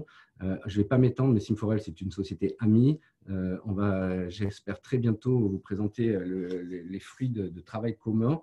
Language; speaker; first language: French; native; French